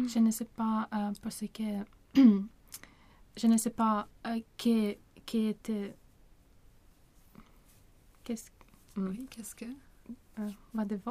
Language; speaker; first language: French; non-native, learner; Swedish